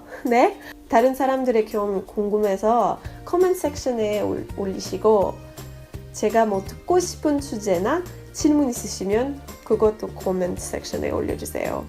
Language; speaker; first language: Korean; non-native, fluent; French